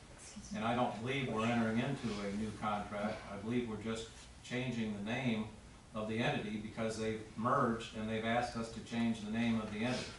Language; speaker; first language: English; native; English